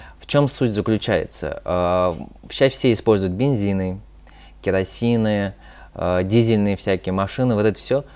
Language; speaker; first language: Russian; early bilingual, other home language; Azerbaijani